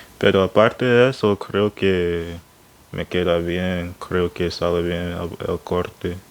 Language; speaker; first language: Spanish; non-native, learner; English